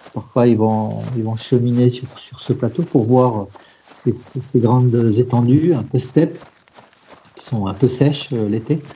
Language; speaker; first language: French; native; French